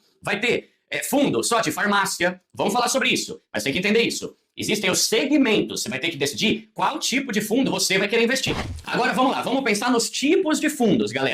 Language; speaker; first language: Portuguese; native; Portuguese